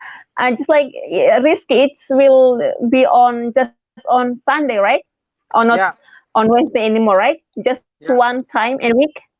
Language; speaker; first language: English; non-native, learner; Indonesian